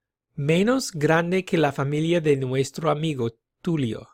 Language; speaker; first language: Spanish; non-native, fluent; English